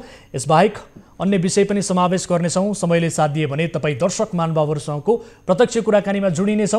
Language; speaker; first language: Nepali; native; Nepali